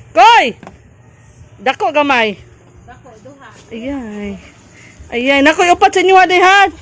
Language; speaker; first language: Filipino; non-native, local second language; Cebuano